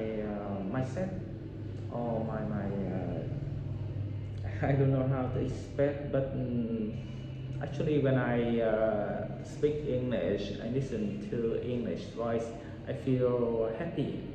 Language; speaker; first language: English; non-native, learner; Vietnamese